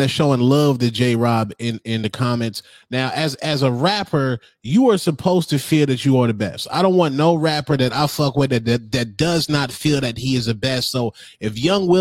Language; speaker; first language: English; native; English